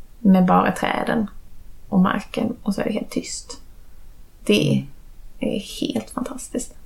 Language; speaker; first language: Swedish; native; Swedish